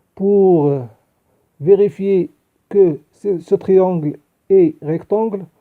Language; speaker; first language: French; non-native, local second language; Arabic